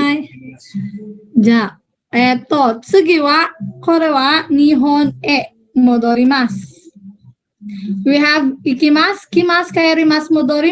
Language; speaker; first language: Japanese; non-native, fluent; Filipino